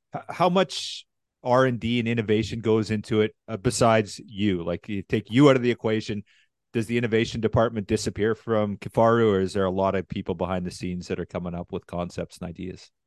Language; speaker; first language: English; native; English